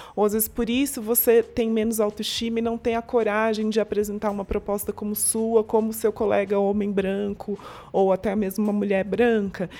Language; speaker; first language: Portuguese; native; Portuguese